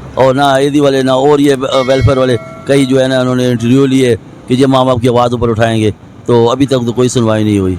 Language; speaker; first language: Urdu; non-native, local second language; Pashto